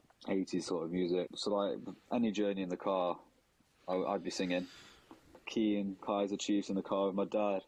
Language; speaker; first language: English; native; English